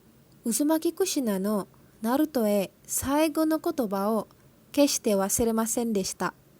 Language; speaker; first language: Japanese; non-native, learner; Malay